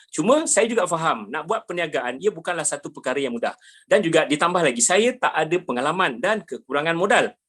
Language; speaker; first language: Malay; native; Malay